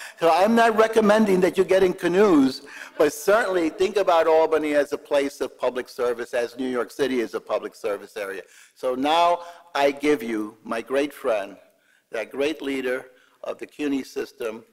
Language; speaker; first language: English; early bilingual, other home language; Spanish